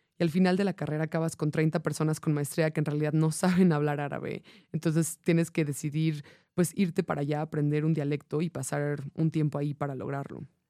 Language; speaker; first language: Spanish; non-native, fluent; English